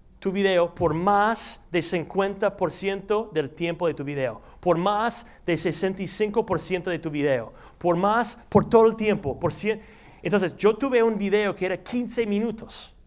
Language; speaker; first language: Spanish; non-native, fluent; English